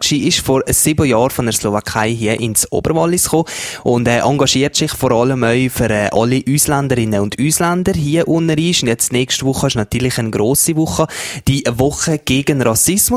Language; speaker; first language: German; native; German